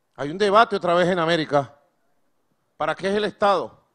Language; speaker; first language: Spanish; native; Spanish